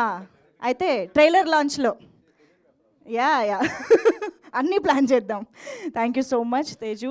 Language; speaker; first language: Telugu; native; Telugu